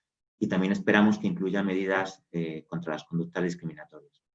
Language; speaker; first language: Spanish; native; Spanish